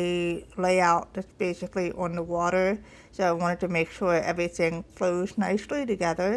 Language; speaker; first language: English; native; English